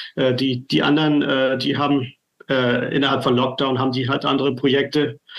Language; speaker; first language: German; native; German